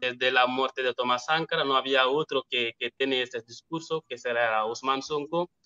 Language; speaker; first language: Spanish; non-native, fluent; Wolof